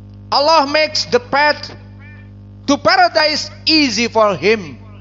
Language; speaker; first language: English; non-native, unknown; Indonesian